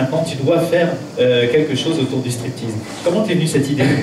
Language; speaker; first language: French; native; French